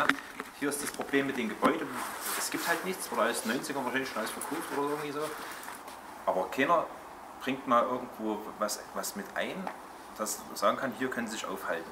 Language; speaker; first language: German; native; German